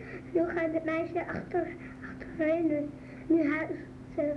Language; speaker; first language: Dutch; early bilingual, other home language; Arabic